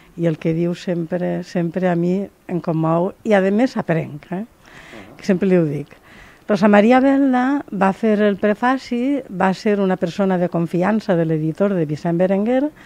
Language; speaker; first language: Catalan; native; Catalan